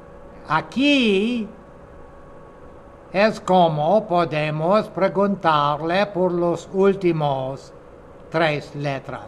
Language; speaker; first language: Spanish; non-native, fluent; English